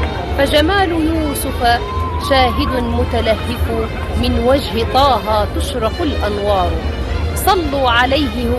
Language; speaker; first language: Arabic; native; Arabic